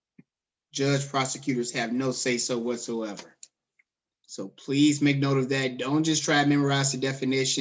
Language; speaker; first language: English; native; English